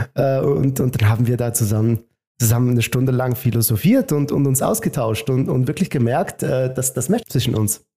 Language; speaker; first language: German; native; German